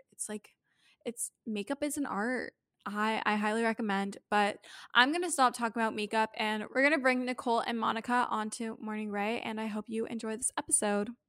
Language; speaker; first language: English; native; English